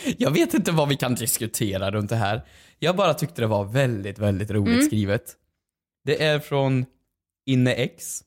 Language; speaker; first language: Swedish; native; Swedish